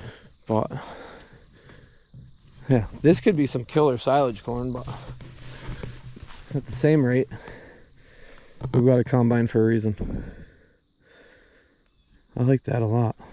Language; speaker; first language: English; native; English